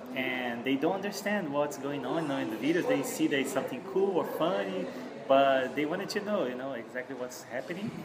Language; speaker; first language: English; non-native, fluent; Portuguese